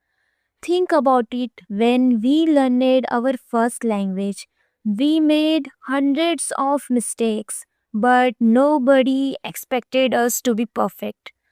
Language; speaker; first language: English; non-native, fluent; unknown